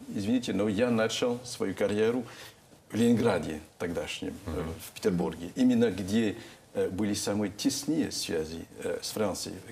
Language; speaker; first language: Russian; non-native, fluent; French